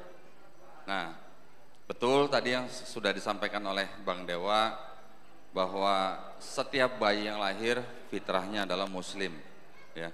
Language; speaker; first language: Indonesian; native; Indonesian